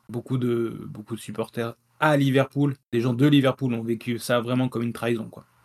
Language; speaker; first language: French; native; French